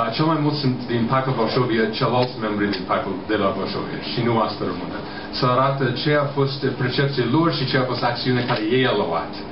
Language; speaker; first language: Romanian; non-native, fluent; English